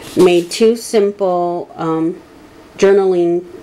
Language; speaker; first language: English; native; English